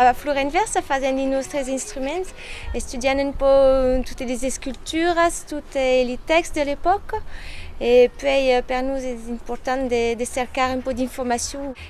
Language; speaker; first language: Occitan; non-native, local second language; French